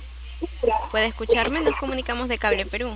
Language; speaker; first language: Spanish; native; Spanish